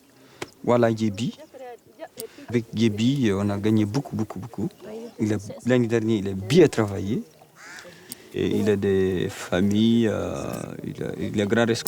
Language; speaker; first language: French; non-native, local second language; Fula